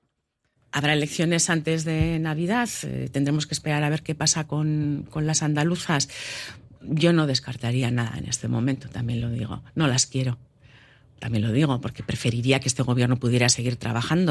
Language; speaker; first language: Spanish; native; Spanish